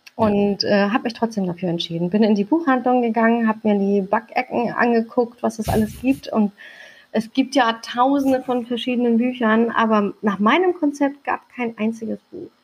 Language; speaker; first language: German; early bilingual, other home language; Turkish